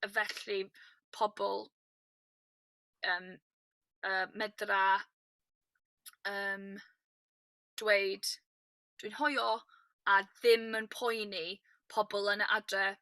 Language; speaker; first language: Welsh; non-native, learner; English